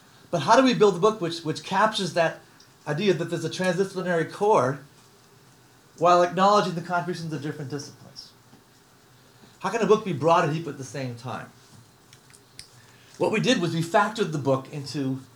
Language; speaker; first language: English; native; English